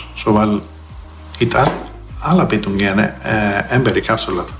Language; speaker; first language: Hungarian; non-native, fluent; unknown